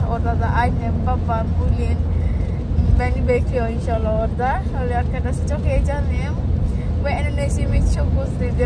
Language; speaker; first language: Turkish; non-native, learner; Indonesian